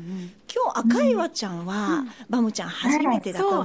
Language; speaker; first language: Japanese; native; Japanese